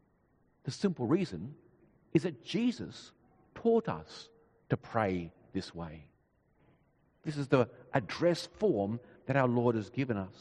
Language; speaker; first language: English; native; English